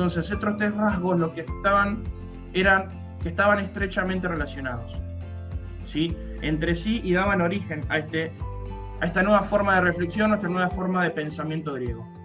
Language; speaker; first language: Spanish; native; Spanish